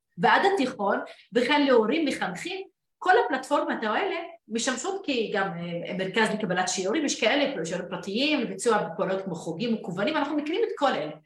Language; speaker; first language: Hebrew; non-native, local second language; Arabic